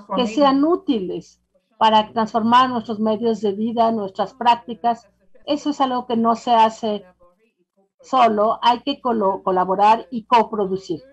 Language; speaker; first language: Spanish; non-native, fluent; French